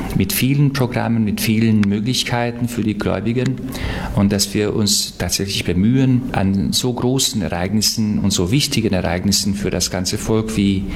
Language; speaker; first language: German; non-native, fluent; Hungarian